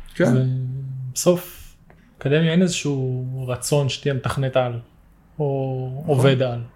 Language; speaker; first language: Hebrew; native; Hebrew